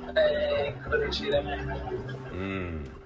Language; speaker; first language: Japanese; non-native, learner; English